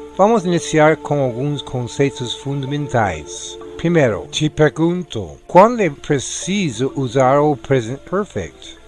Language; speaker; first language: Portuguese; non-native, fluent; English